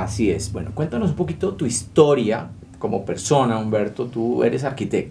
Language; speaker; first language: Spanish; native; Spanish